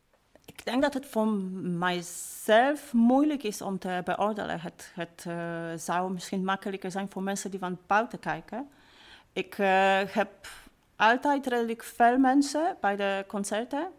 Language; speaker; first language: Dutch; non-native, fluent; Polish